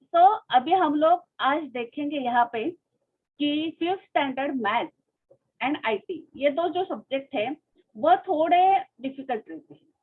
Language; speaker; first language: Hindi; non-native, local second language; Marathi